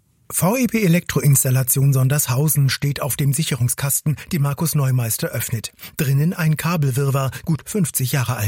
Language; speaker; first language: German; native; German